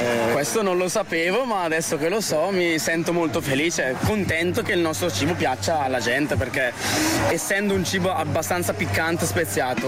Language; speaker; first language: Italian; early bilingual, other home language; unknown